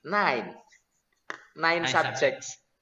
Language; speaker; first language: English; non-native, learner; Indonesian